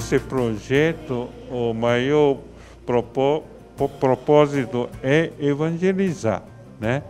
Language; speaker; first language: Portuguese; non-native, fluent; Chinese